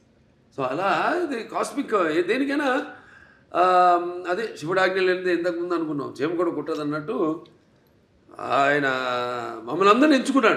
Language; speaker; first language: Telugu; native; Telugu